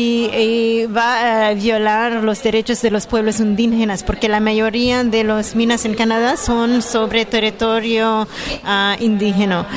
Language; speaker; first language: Spanish; non-native, fluent; French